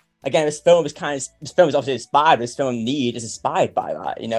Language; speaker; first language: English; native; English